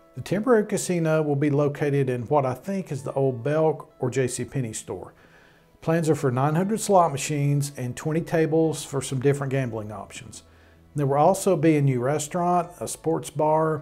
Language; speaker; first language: English; native; English